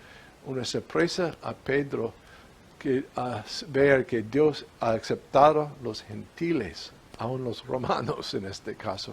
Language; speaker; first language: Spanish; non-native, fluent; English